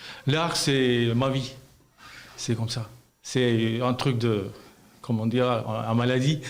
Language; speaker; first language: French; non-native, learner; Albanian